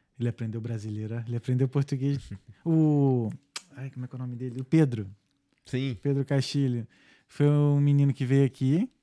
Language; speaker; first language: Portuguese; native; Portuguese